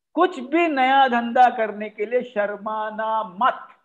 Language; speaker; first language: Hindi; non-native, local second language; Marathi